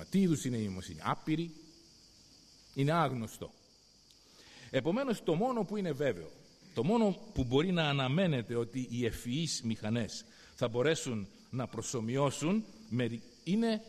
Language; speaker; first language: Greek; native; Greek